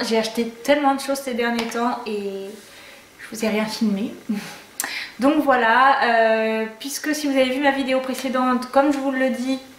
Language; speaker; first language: French; native; French